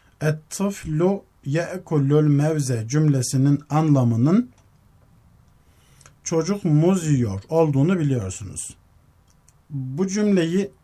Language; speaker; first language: Turkish; native; Turkish